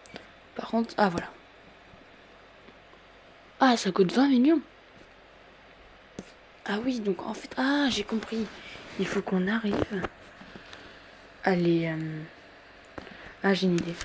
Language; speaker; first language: French; native; French